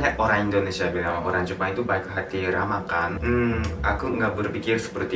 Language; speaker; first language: Indonesian; non-native, fluent; Japanese